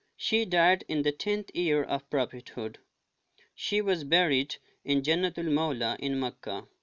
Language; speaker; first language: English; non-native, local second language; Urdu